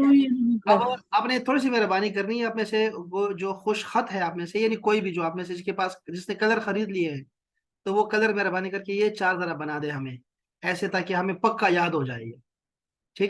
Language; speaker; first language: Urdu; native; Urdu